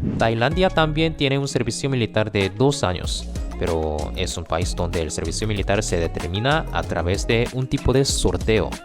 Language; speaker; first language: Spanish; non-native, fluent; Korean